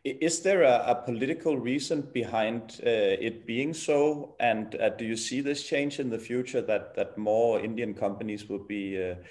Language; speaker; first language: English; non-native, fluent; Danish